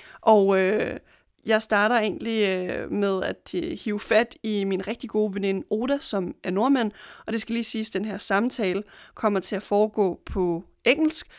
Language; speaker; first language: Danish; native; Danish